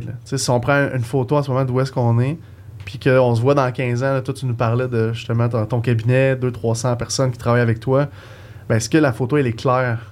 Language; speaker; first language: French; native; French